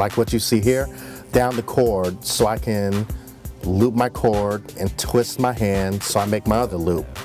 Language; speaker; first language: English; native; English